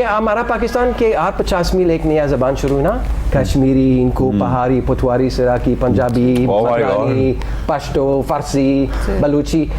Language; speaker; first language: Hindi; non-native, learner; English